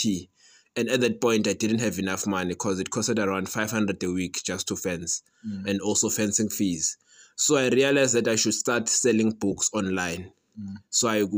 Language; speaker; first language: English; non-native, local second language; Swati